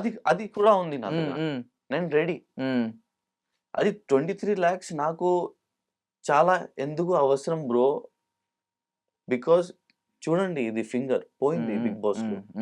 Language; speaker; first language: Telugu; non-native, local second language; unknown